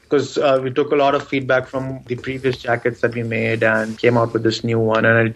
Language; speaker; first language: English; non-native, local second language; Urdu